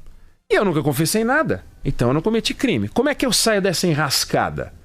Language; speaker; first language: Portuguese; native; Portuguese